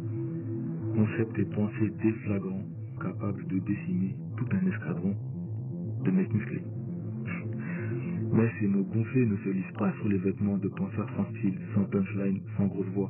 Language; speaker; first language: French; native; French